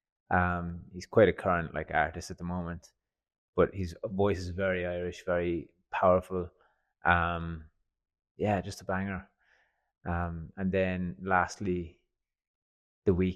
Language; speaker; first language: English; native; English